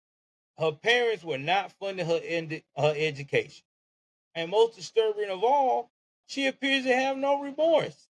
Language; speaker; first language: English; native; English